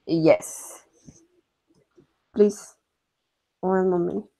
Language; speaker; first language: English; non-native, learner; Spanish